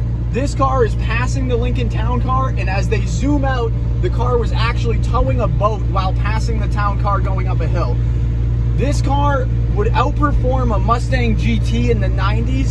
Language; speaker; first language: English; native; English